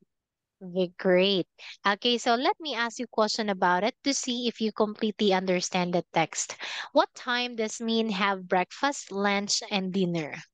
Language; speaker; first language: English; non-native, fluent; Filipino